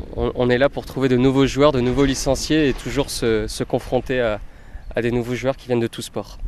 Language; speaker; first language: French; native; French